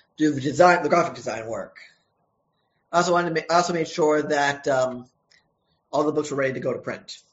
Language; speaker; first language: English; native; English